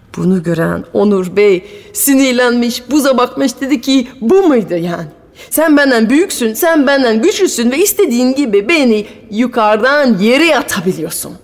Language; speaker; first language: Turkish; non-native, fluent; French